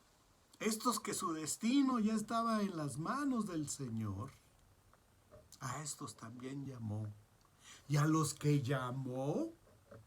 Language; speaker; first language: Spanish; native; Spanish